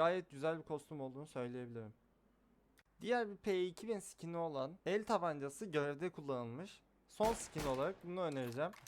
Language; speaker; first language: Turkish; native; Turkish